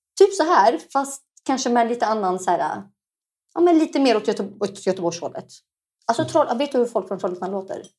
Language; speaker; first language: Swedish; early bilingual, other home language; Arabic